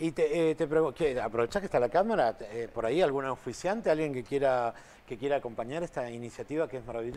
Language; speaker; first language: Spanish; native; Spanish